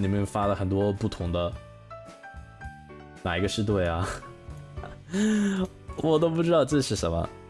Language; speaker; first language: Chinese; non-native, learner; English